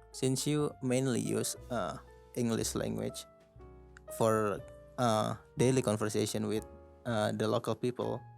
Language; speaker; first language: English; non-native, learner; Indonesian